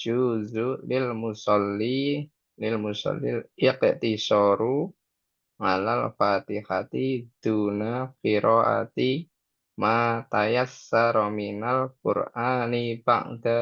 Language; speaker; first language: Arabic; non-native, learner; Indonesian